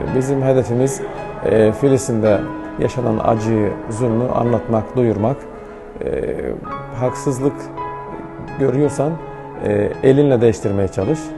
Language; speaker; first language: Turkish; non-native, fluent; Arabic